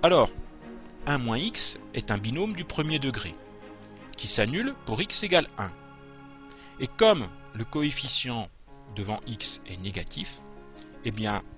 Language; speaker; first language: French; native; French